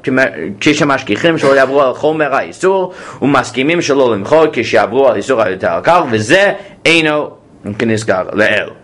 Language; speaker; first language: Hebrew; non-native, fluent; English